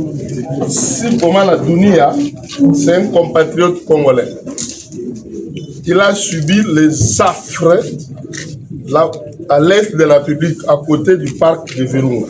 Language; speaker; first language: French; non-native, local second language; Lingala